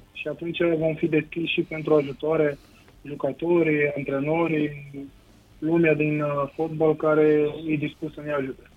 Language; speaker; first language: Romanian; non-native, fluent; Portuguese